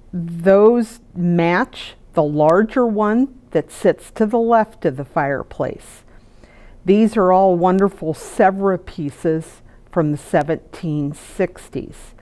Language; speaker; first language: English; native; English